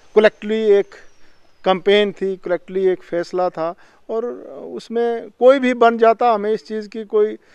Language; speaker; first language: Hindi; native; Hindi